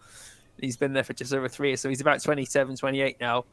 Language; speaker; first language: English; native; English